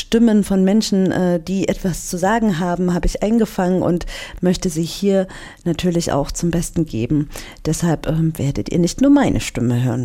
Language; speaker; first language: German; native; German